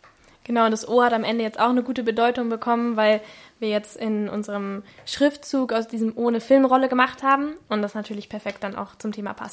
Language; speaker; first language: German; native; German